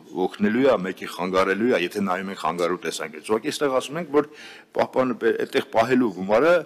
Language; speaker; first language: Armenian; native; Armenian